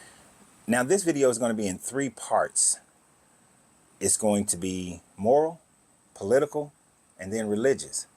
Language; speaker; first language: English; native; English